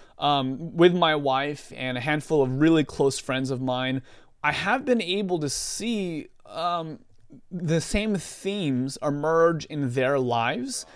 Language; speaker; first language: English; native; English